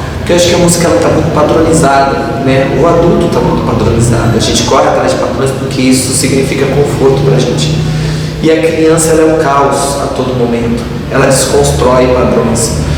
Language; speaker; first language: Portuguese; native; Portuguese